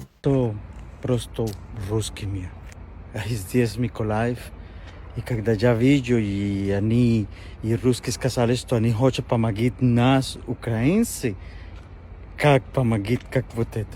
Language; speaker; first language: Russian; non-native, fluent; Spanish